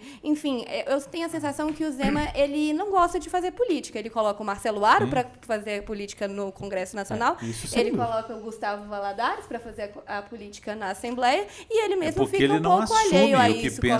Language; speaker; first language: Portuguese; native; Portuguese